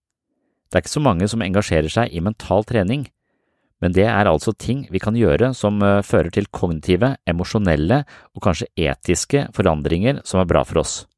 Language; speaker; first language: Norwegian; native; Norwegian